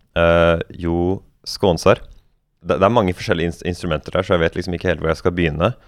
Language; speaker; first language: Norwegian; native; Norwegian